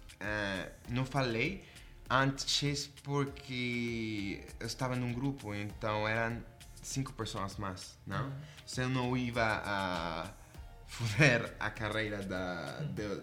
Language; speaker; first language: Portuguese; non-native, fluent; Spanish